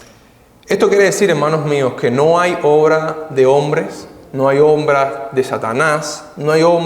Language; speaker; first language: Spanish; native; Spanish